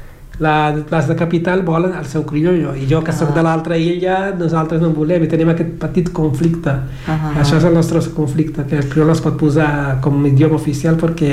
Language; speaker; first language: Catalan; non-native, fluent; Kabuverdianu